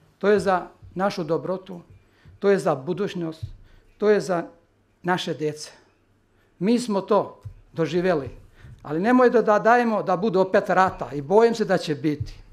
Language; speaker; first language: Serbian; non-native, local second language; Albanian